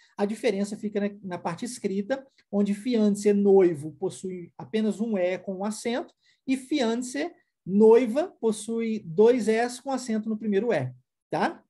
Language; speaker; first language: Portuguese; non-native, fluent; English